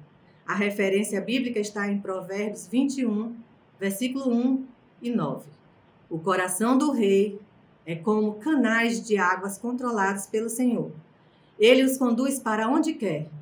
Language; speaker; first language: Portuguese; native; Portuguese